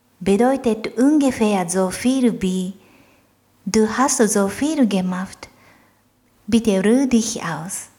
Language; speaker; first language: German; non-native, fluent; Japanese